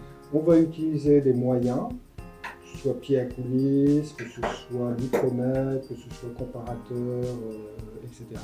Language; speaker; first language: French; native; French